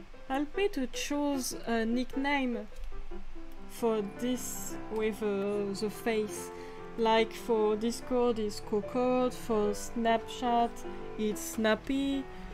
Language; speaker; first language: English; non-native, fluent; French